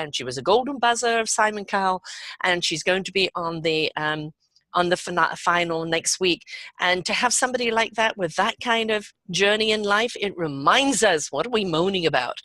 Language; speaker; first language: English; native; English